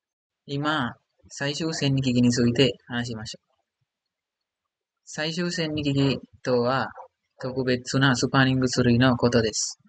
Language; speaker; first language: Japanese; non-native, learner; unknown